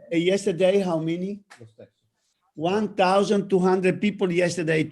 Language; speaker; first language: English; non-native, learner; Italian